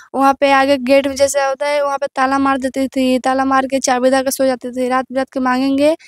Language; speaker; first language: Hindi; native; Hindi